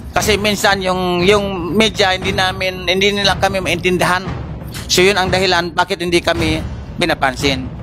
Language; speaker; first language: Filipino; non-native, local second language; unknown